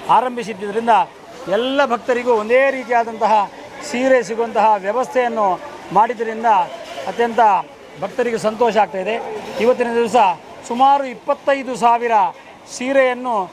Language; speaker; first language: Kannada; native; Kannada